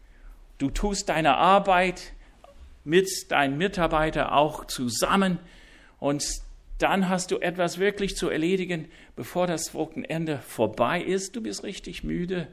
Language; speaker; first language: German; non-native, fluent; English